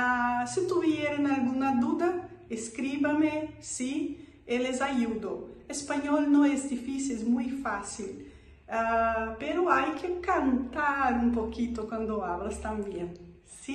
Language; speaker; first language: Spanish; non-native, fluent; Portuguese